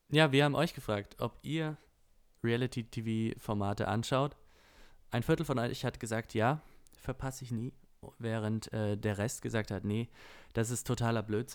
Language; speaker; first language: German; native; German